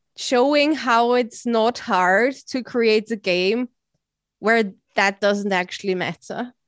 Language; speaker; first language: English; non-native, fluent; German